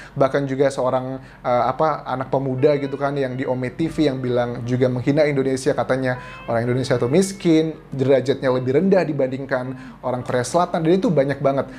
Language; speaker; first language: Indonesian; native; Indonesian